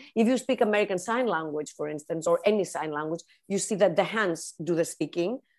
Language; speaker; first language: English; non-native, fluent; Greek